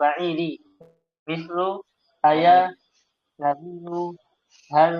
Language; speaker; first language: Arabic; non-native, learner; Indonesian